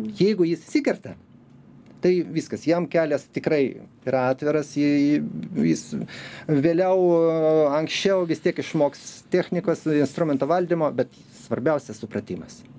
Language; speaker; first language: Lithuanian; non-native, local second language; Russian